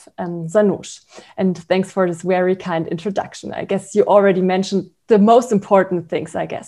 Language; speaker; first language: English; non-native, fluent; German